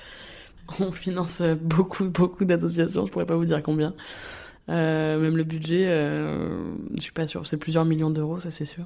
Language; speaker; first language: French; native; French